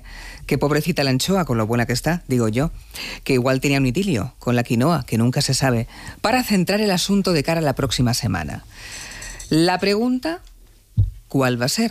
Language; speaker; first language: Spanish; native; Spanish